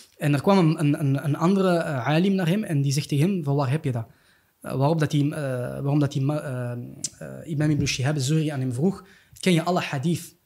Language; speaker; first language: Dutch; early bilingual, other home language; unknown